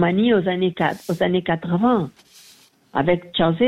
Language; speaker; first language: French; non-native, learner; Portuguese